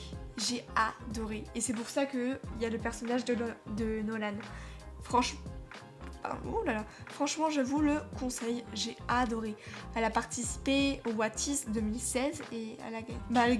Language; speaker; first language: French; native; French